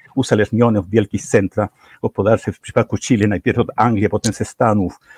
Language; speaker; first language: Polish; non-native, fluent; Spanish